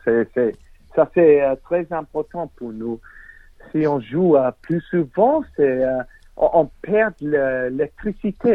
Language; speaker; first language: French; non-native, learner; English